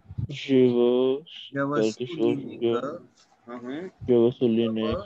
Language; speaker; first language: French; non-native, learner; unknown